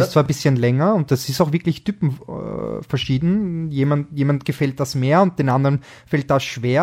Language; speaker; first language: German; native; German